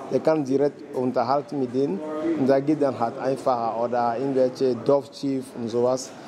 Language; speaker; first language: German; non-native, fluent; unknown